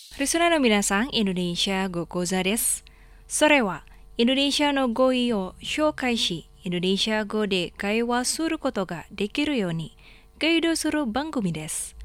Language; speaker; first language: Japanese; non-native, fluent; Indonesian